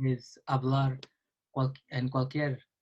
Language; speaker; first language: Spanish; non-native, learner; English